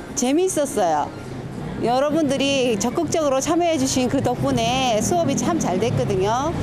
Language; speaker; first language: Korean; non-native, fluent; Nepali